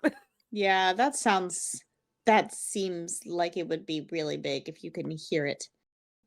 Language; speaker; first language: English; native; English